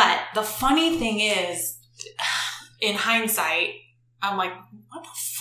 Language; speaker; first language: English; native; English